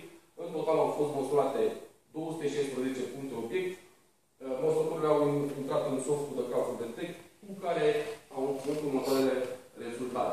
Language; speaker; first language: Romanian; native; Romanian